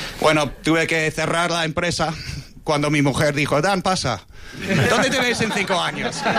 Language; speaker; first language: Spanish; non-native, fluent; English